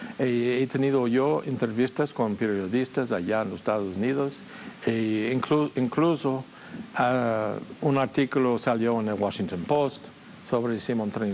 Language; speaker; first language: Spanish; non-native, fluent; English